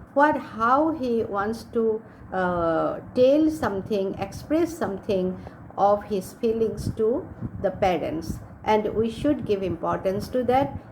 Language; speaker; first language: English; non-native, local second language; Assamese